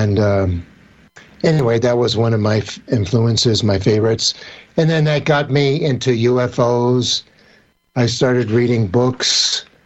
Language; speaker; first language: English; native; English